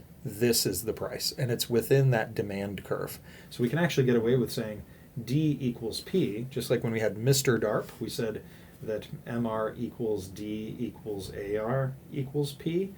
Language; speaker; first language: English; native; English